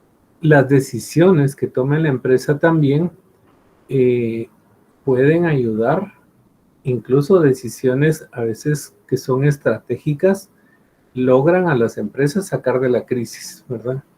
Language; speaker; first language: Spanish; native; Spanish